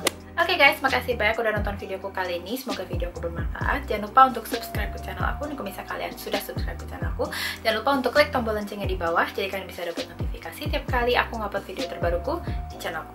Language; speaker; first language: Indonesian; native; Indonesian